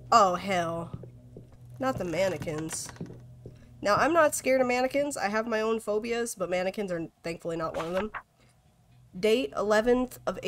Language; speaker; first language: English; native; English